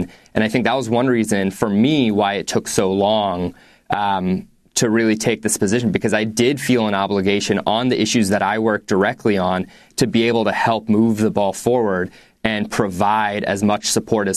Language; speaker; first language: English; native; English